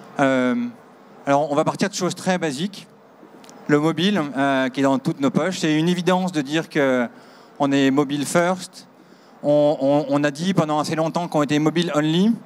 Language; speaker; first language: French; native; French